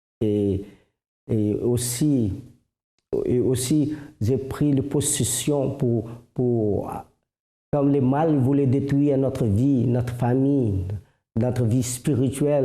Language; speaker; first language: French; non-native, fluent; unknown